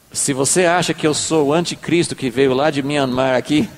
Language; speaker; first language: Portuguese; native; Portuguese